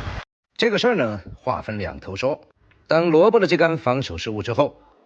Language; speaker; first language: Chinese; native; Chinese